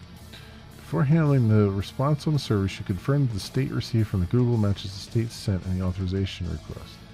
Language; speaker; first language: English; native; English